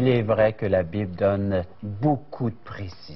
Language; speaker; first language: French; native; French